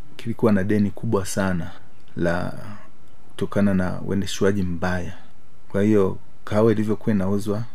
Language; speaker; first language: Swahili; native; Swahili